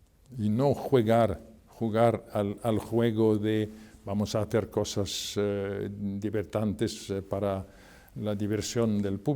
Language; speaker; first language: Spanish; non-native, fluent; French